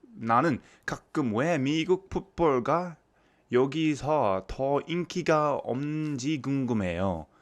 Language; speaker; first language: Korean; non-native, fluent; English